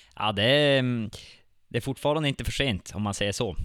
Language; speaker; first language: Swedish; native; Swedish